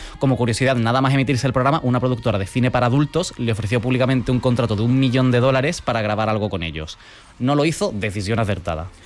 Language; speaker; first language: Spanish; native; Spanish